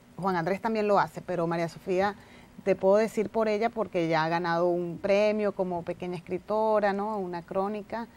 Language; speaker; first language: Spanish; native; Spanish